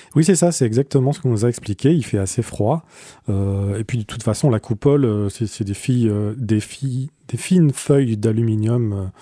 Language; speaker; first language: French; native; French